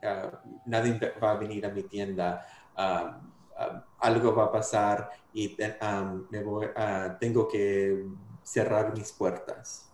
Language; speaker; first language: Spanish; non-native, fluent; English